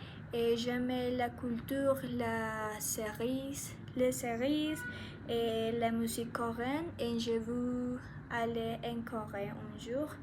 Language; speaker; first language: French; non-native, learner; Spanish